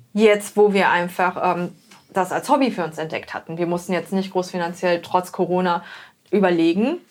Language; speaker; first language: German; native; German